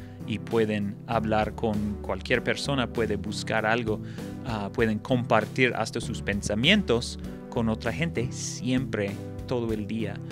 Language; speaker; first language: Spanish; non-native, fluent; English